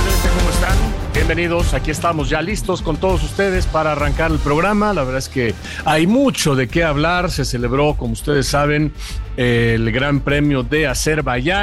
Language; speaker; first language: Spanish; native; Spanish